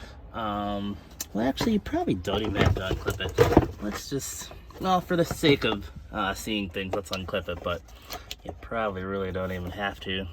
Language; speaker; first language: English; native; English